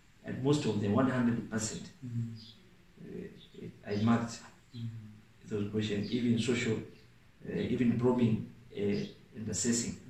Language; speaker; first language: English; non-native, local second language; Swahili